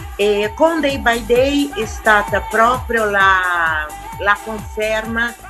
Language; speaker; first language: Italian; non-native, fluent; Portuguese